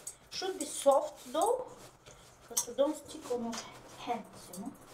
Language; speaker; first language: English; non-native, fluent; Bulgarian